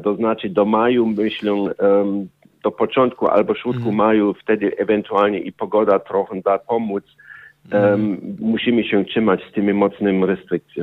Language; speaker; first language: Polish; non-native, learner; German